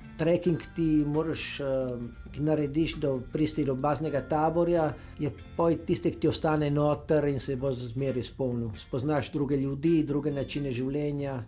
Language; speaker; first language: Slovenian; native; Slovenian